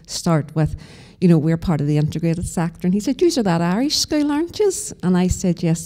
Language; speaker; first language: English; native; English